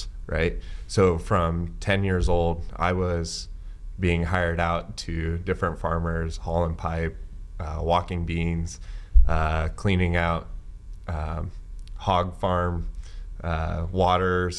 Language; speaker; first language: English; native; English